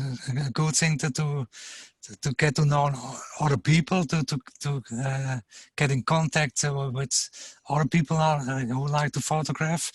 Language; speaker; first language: English; non-native, fluent; German